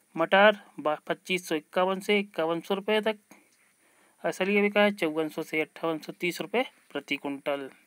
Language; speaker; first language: Hindi; native; Hindi